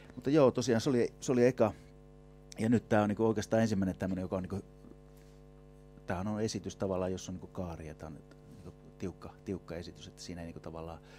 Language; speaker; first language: Finnish; native; Finnish